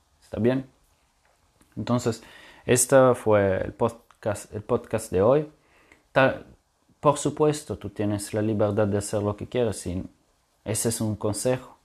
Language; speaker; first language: Spanish; non-native, fluent; French